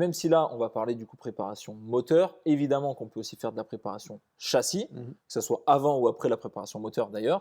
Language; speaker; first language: French; native; French